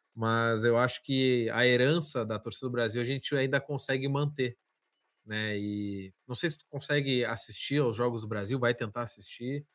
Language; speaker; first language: Portuguese; native; Portuguese